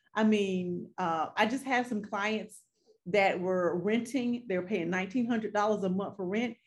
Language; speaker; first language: English; native; English